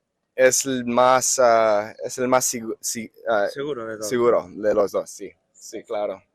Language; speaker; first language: Spanish; non-native, learner; English